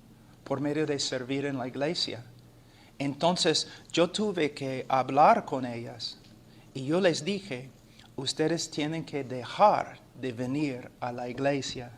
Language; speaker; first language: Spanish; non-native, fluent; English